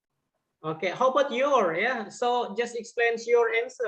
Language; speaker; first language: English; non-native, fluent; Indonesian